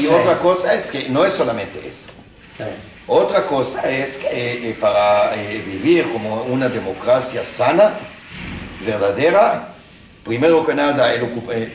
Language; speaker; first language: Spanish; non-native, fluent; Hebrew